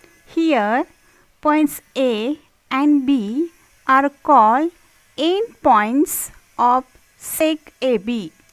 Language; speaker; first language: English; non-native, local second language; Marathi